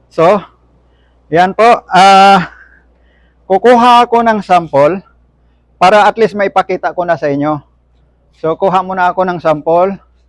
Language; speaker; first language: Filipino; non-native, local second language; Hiligaynon